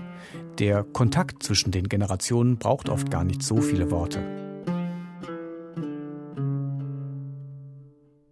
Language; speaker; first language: German; native; German